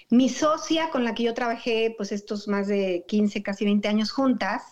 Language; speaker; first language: Spanish; native; Spanish